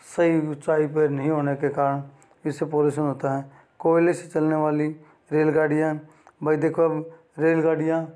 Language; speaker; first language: Hindi; native; Hindi